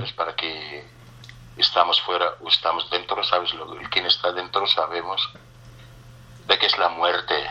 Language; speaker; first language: Spanish; non-native, fluent; Arabic